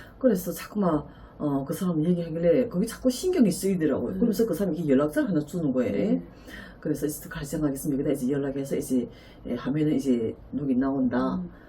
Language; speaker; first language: Korean; native; Korean